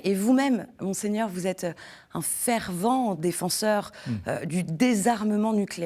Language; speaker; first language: French; native; French